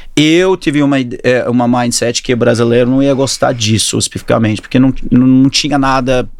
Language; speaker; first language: Portuguese; early bilingual, other home language; English